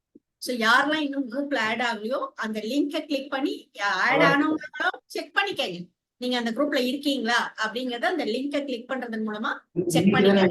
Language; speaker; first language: Tamil; native; Tamil